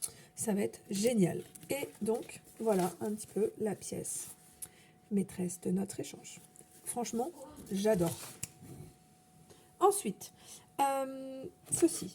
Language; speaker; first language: French; native; French